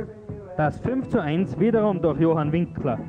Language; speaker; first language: German; native; German